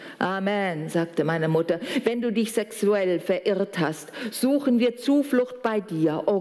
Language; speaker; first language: German; native; German